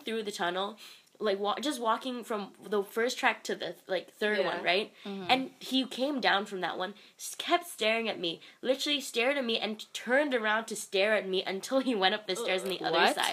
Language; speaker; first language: English; non-native, local second language; Cantonese